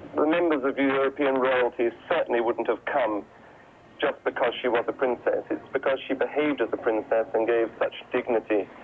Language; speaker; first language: English; native; English